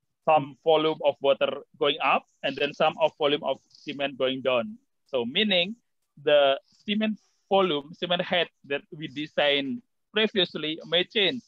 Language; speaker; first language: English; non-native, fluent; Javanese